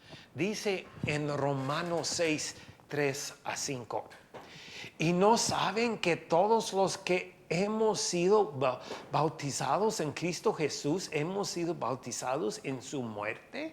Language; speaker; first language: Spanish; non-native, fluent; English